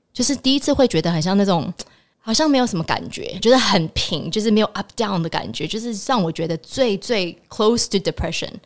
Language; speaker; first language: Chinese; early bilingual, heritage; Chinese